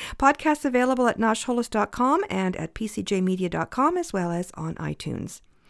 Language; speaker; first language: English; early bilingual, other home language; Ukrainian